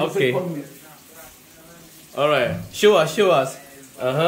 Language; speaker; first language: English; non-native, learner; Filipino